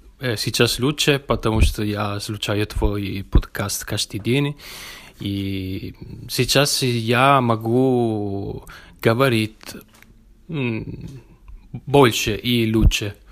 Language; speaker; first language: Russian; non-native, learner; Italian